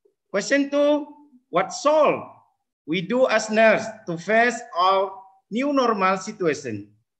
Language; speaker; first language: English; non-native, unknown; Indonesian